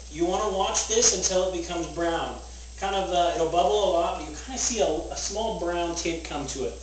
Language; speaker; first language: English; native; English